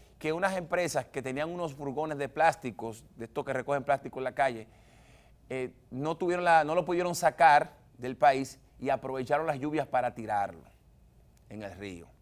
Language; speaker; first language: Spanish; native; Spanish